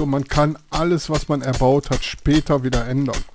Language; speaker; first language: German; native; German